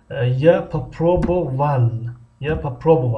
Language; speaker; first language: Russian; non-native, local second language; Tajik